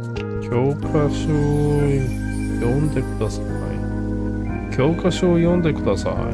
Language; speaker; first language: Japanese; non-native, learner; English